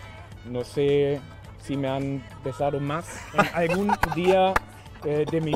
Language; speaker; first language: Spanish; non-native, fluent; German